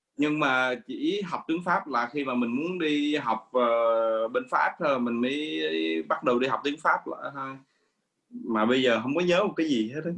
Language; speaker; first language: Vietnamese; native; Vietnamese